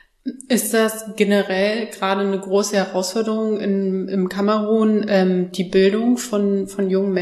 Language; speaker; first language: German; native; German